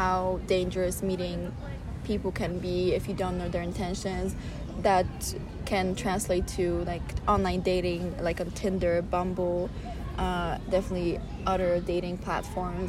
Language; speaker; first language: English; non-native, fluent; Polish